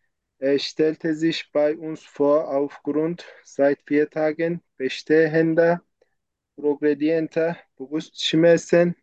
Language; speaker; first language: German; non-native, learner; Turkish